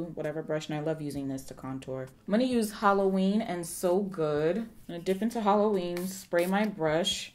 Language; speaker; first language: English; early bilingual, other home language; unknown